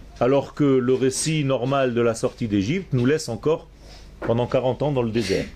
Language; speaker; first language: French; non-native, fluent; Hebrew